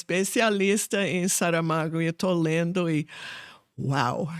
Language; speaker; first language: Portuguese; non-native, fluent; English